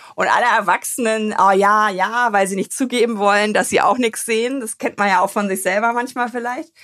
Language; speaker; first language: German; native; German